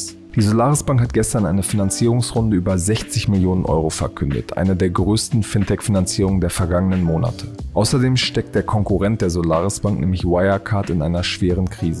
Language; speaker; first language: German; native; German